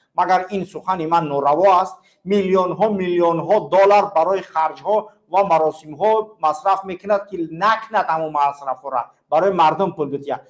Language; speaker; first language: Tajik; native; Tajik